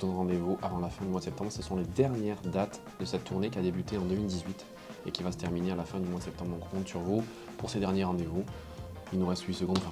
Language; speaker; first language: French; native; French